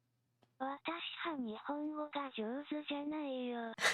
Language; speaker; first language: Japanese; non-native, learner; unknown